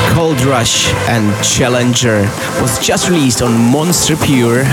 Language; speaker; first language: English; non-native, fluent; Slovak